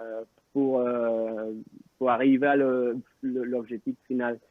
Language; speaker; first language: French; non-native, local second language; Spanish